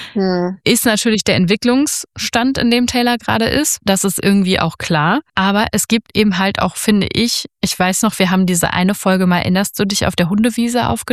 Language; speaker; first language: German; native; German